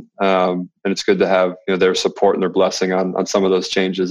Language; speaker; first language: English; native; English